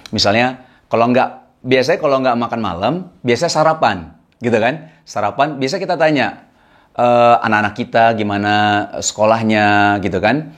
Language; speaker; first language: Indonesian; native; Indonesian